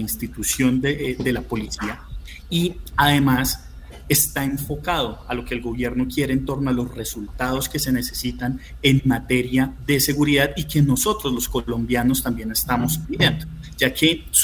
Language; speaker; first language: Spanish; native; Spanish